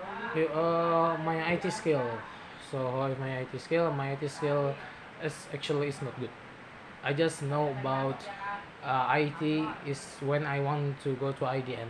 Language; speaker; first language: English; non-native, learner; Indonesian